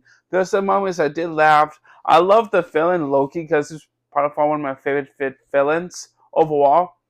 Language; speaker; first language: English; native; English